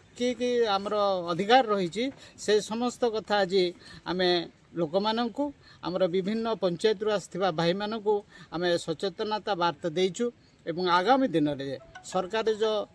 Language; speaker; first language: Odia; non-native, local second language; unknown